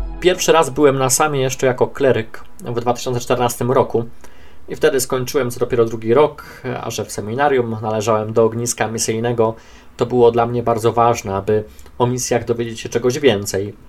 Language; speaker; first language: Polish; native; Polish